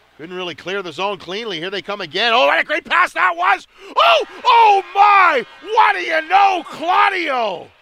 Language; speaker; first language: English; native; English